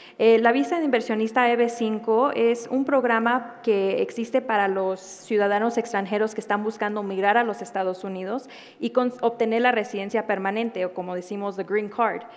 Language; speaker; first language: Spanish; early bilingual, heritage; Spanish